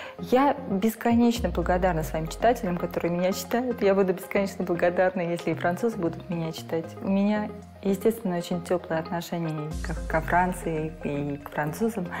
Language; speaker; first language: Russian; non-native, local second language; Armenian